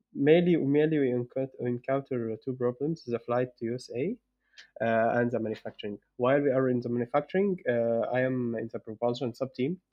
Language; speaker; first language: English; non-native, fluent; Arabic